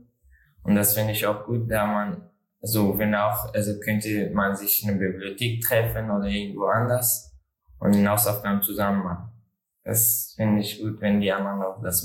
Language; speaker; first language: German; non-native, learner; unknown